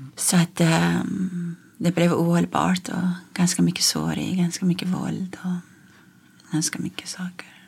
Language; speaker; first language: Swedish; non-native, fluent; Persian